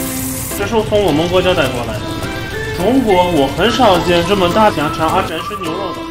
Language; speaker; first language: Chinese; non-native, learner; Turkmen